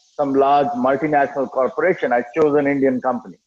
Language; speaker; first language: English; non-native, local second language; Telugu